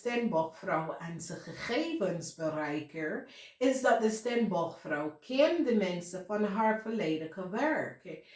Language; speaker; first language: Dutch; non-native, fluent; English